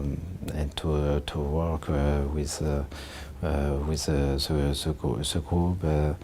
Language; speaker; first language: English; non-native, learner; French